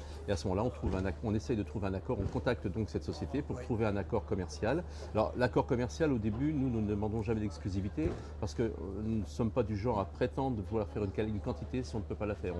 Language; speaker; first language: French; native; French